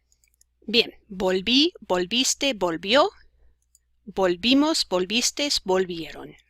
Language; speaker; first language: Spanish; non-native, fluent; English